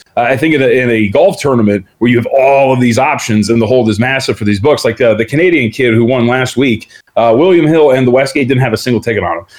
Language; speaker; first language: English; native; English